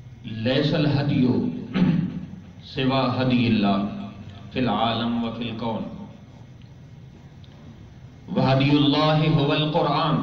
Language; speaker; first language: Arabic; non-native, learner; Urdu